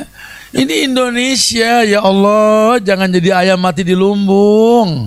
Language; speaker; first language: Indonesian; native; Indonesian